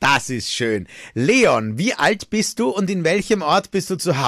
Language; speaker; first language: German; native; German